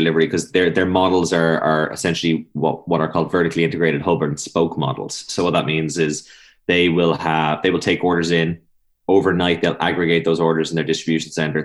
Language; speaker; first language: English; native; English